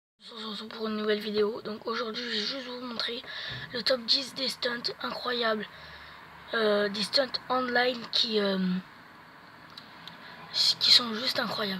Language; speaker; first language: French; native; French